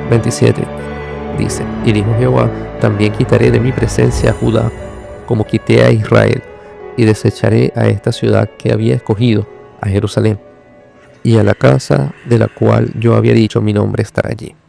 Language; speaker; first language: Spanish; native; Spanish